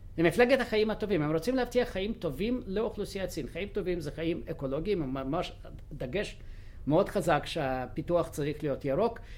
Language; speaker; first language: Hebrew; non-native, fluent; Russian